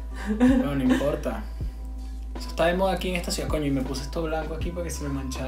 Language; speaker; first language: Spanish; native; Spanish